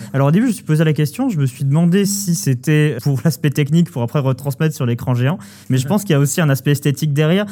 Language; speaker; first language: French; native; French